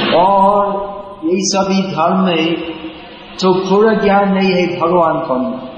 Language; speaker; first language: Hindi; non-native, learner; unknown